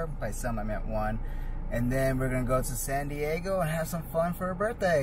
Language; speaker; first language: English; native; English